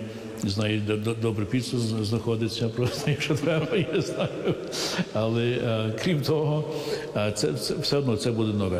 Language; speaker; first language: Ukrainian; early bilingual, heritage; English